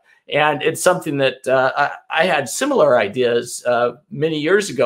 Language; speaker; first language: English; native; English